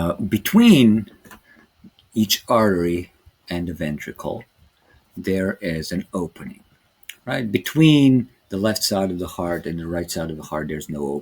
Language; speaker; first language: English; non-native, fluent; Serbian